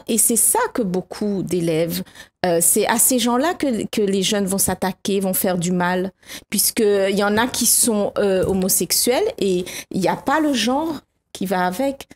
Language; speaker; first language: French; native; French